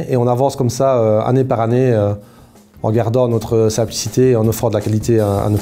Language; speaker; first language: French; native; French